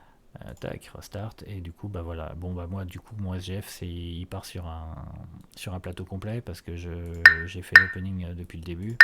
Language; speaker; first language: French; native; French